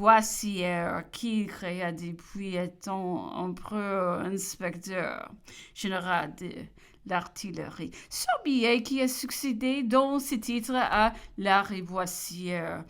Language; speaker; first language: French; non-native, learner; English